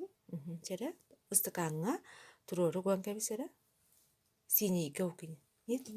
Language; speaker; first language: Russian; non-native, local second language; Yakut